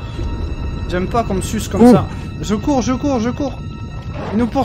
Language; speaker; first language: French; native; French